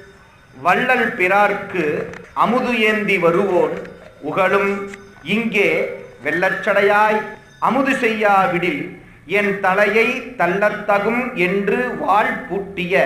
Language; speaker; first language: Tamil; native; Tamil